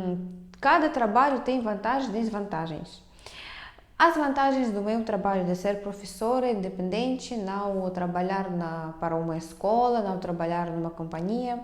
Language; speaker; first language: Portuguese; non-native, fluent; Russian